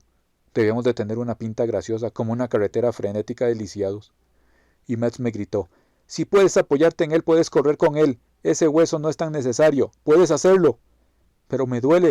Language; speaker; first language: Spanish; native; Spanish